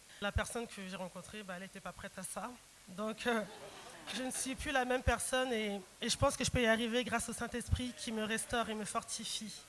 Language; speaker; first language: French; early bilingual, other home language; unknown